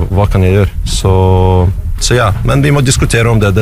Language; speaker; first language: Norwegian; non-native, fluent; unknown